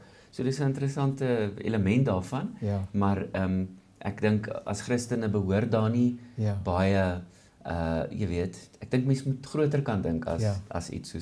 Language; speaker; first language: Afrikaans; native; Afrikaans